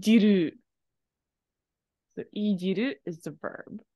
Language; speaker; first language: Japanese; non-native, fluent; English